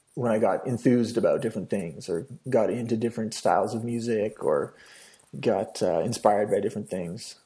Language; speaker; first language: English; native; English